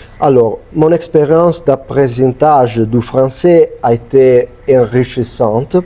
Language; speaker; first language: French; non-native, learner; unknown